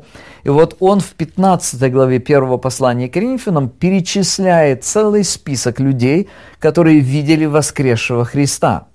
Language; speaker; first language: Russian; native; Russian